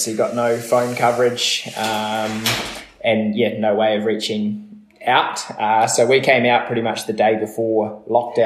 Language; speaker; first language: English; native; English